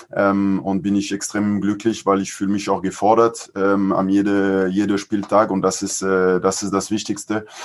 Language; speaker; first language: German; non-native, fluent; French